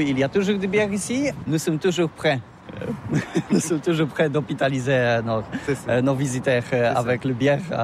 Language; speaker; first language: French; non-native, learner; Polish